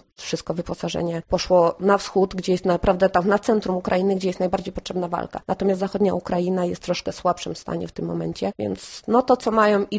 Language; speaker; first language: Polish; non-native, fluent; Ukrainian